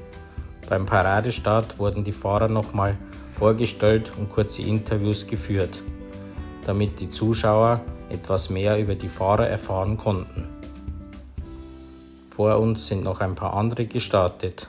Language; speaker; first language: German; native; German